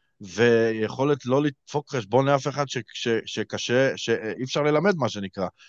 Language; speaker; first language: Hebrew; native; Hebrew